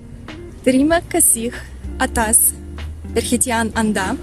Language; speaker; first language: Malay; non-native, learner; Russian